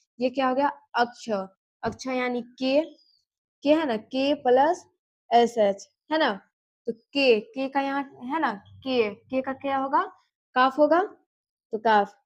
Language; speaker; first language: Hindi; native; Hindi